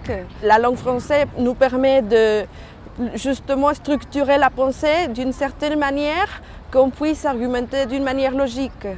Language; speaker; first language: French; non-native, fluent; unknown